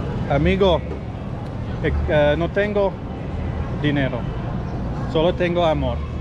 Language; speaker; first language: Spanish; non-native, learner; English